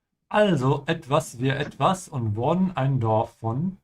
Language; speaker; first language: German; non-native, fluent; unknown